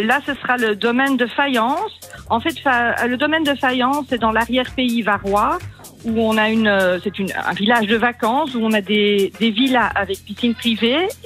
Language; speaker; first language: French; native; French